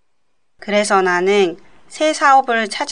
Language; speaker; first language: Korean; non-native, learner; Japanese